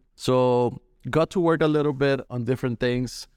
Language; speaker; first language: English; non-native, fluent; Spanish